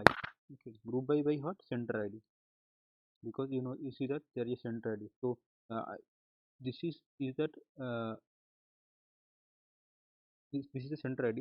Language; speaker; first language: English; non-native, local second language; Hindi